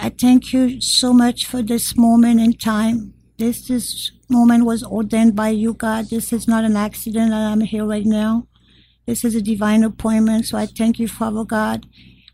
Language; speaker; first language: English; non-native, fluent; French